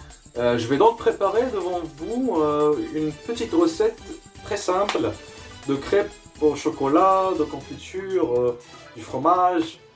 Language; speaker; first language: French; non-native, learner; Arabic